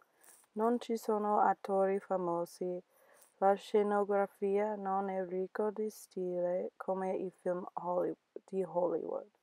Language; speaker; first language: Italian; non-native, learner; English